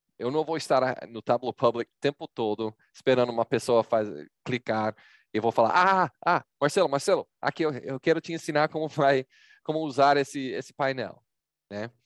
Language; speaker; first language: Portuguese; non-native, fluent; English